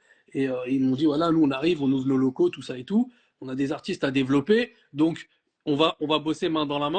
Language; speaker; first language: French; native; French